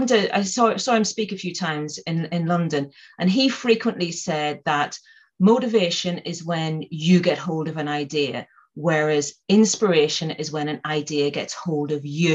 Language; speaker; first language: English; native; English